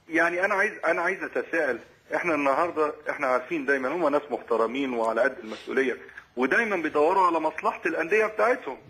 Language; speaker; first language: Arabic; native; Arabic